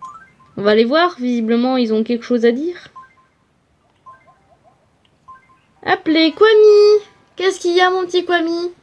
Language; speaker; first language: French; native; French